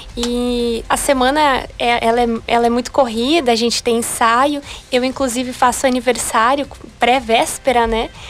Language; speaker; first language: Portuguese; native; Portuguese